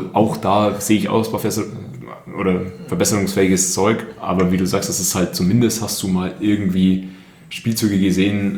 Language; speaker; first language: German; native; German